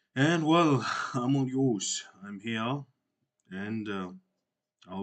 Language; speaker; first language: English; non-native, fluent; Georgian